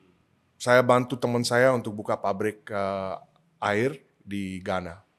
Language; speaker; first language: Indonesian; non-native, fluent; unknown